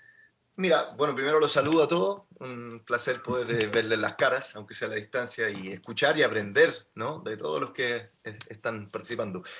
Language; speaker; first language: Spanish; native; Spanish